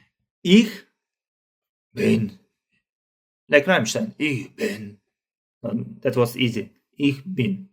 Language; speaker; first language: German; non-native, fluent; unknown